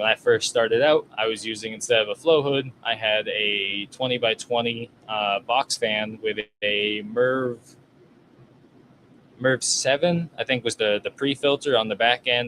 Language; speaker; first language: English; native; English